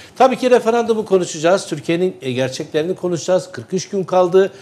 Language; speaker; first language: Turkish; native; Turkish